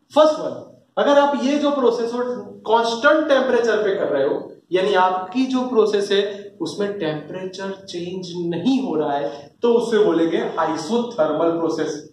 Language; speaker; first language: Hindi; non-native, local second language; Gujarati